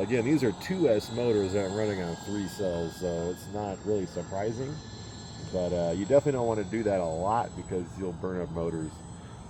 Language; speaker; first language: English; native; English